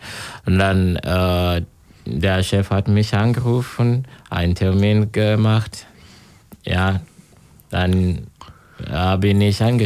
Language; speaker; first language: German; non-native, learner; Kinyarwanda